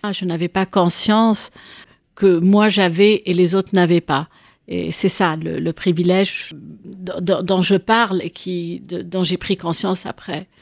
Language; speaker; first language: French; non-native, local second language; Arabic